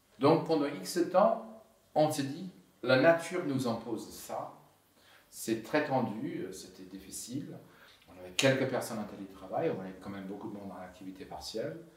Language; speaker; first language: French; non-native, fluent; English